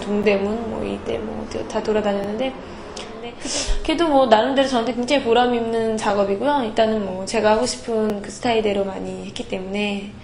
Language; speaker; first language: Korean; native; Korean